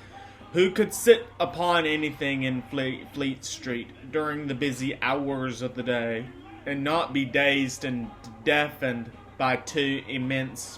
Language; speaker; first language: English; native; English